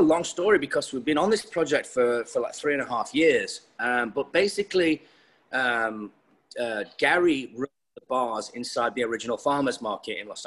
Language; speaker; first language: English; native; English